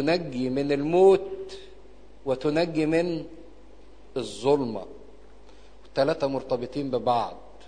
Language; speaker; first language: Arabic; native; Arabic